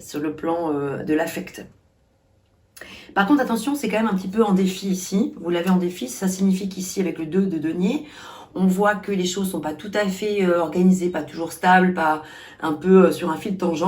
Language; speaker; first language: French; native; French